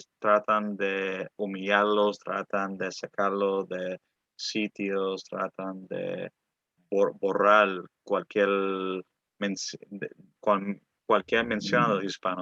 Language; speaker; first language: Spanish; early bilingual, other home language; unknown